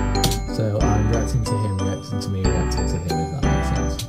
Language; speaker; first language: English; native; English